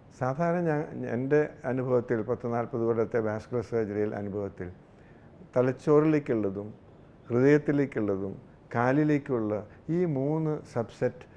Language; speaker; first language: Malayalam; native; Malayalam